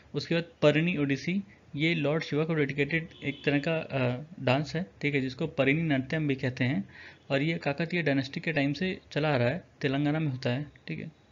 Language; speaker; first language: Hindi; native; Hindi